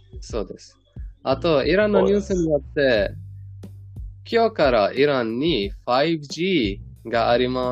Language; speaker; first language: Japanese; non-native, fluent; Persian